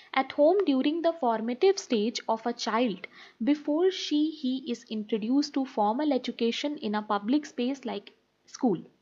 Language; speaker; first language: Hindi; native; Hindi